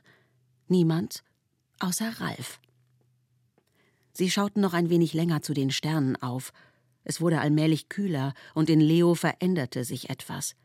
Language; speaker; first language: German; native; German